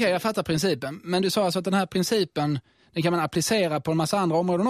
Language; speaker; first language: Swedish; native; Swedish